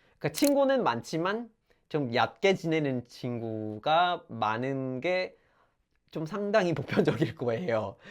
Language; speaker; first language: Korean; non-native, fluent; English